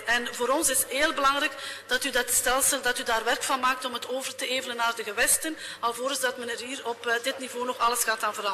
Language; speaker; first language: Dutch; native; Dutch